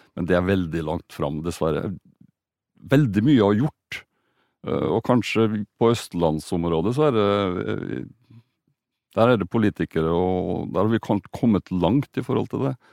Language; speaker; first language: Norwegian; native; Norwegian